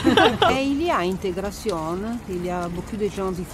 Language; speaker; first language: French; non-native, learner; Italian